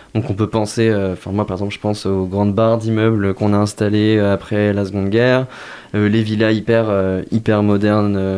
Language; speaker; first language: French; native; French